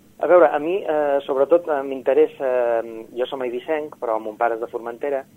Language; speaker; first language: Catalan; native; Catalan